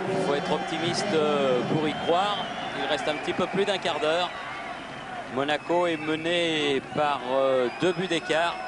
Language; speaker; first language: French; native; French